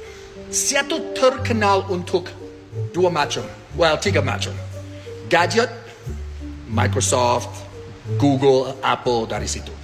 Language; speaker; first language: Indonesian; non-native, fluent; English